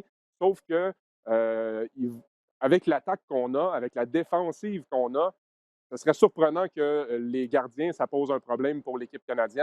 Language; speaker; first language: French; native; French